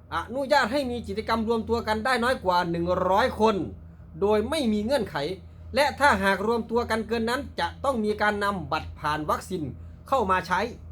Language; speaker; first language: Thai; native; Thai